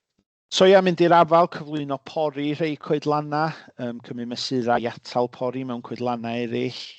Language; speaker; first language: Welsh; native; Welsh